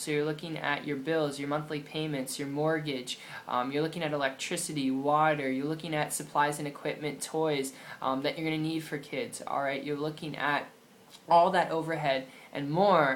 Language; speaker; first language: English; native; English